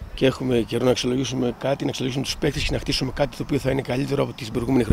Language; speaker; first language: Greek; native; Greek